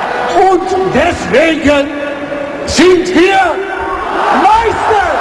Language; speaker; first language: German; non-native, learner; Dutch